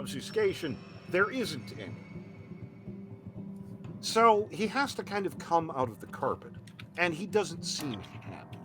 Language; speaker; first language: English; native; English